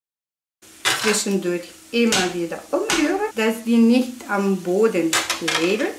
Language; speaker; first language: German; non-native, fluent; Russian